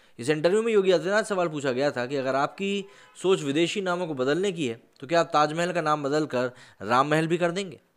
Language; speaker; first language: Hindi; native; Hindi